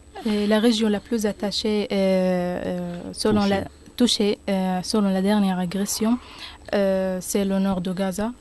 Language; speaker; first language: French; non-native, learner; Arabic